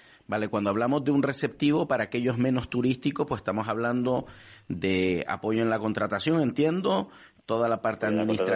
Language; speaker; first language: Spanish; native; Spanish